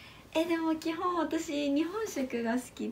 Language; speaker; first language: Japanese; early bilingual, other home language; Portuguese